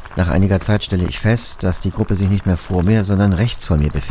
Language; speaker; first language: German; native; German